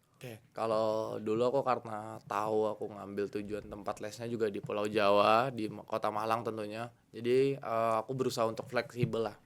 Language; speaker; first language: Indonesian; native; Indonesian